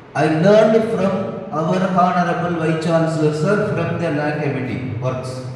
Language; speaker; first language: English; non-native, local second language; Tamil